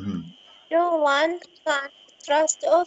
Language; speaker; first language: English; non-native, learner; Arabic